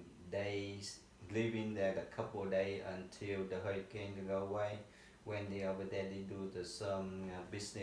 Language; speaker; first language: English; non-native, learner; Vietnamese